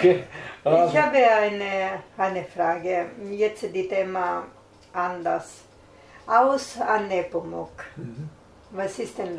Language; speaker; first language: German; non-native, learner; Italian